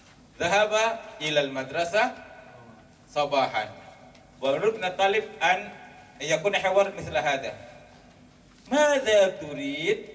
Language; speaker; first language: Arabic; non-native, fluent; Malay